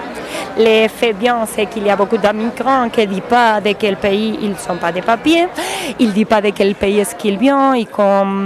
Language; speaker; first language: French; non-native, learner; Spanish